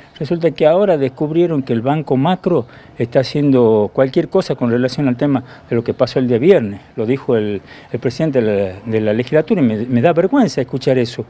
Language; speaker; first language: Spanish; native; Spanish